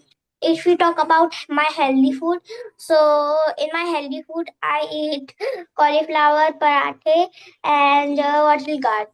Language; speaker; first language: English; non-native, fluent; Hindi